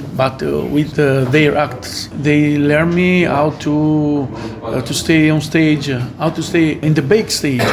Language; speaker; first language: English; non-native, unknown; Italian